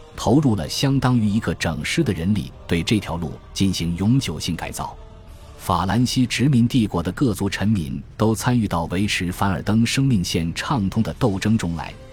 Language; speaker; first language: Chinese; native; Chinese